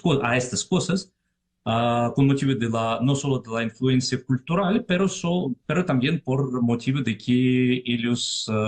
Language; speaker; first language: Spanish; non-native, fluent; Russian